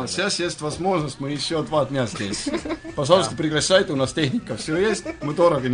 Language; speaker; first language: Russian; non-native, fluent; Estonian